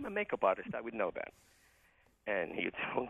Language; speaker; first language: English; native; English